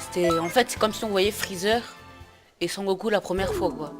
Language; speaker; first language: French; native; French